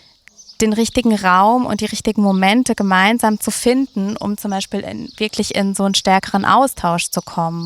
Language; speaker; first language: German; native; German